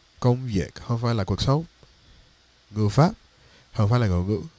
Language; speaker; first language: Vietnamese; non-native, learner; English